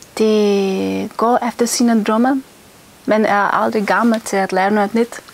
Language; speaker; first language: Danish; non-native, fluent; Czech